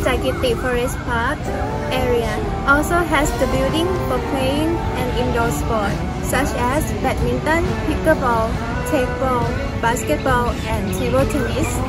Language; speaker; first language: English; non-native, learner; Thai